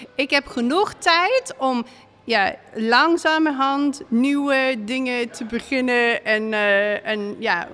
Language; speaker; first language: Dutch; non-native, fluent; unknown